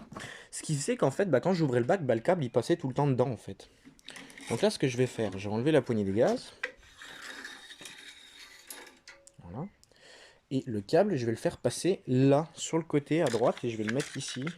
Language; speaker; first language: French; native; French